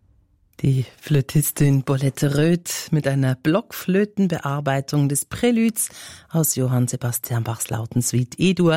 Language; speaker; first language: German; native; German